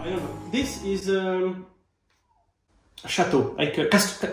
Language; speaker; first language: English; non-native, learner; French